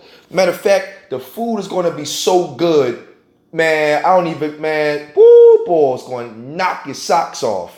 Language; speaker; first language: English; native; English